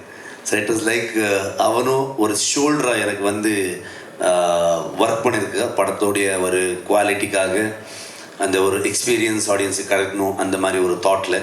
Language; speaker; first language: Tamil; non-native, local second language; Kannada